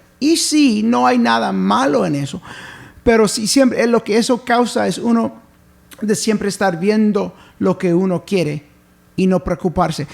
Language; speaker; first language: Spanish; early bilingual, heritage; English